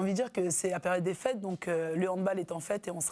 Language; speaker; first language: French; native; French